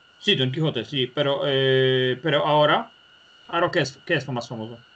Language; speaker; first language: Spanish; non-native, learner; Polish